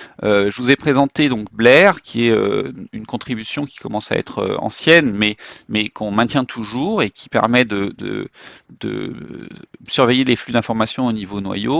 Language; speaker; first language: French; native; French